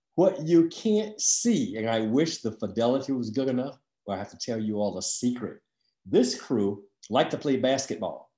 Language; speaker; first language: English; native; English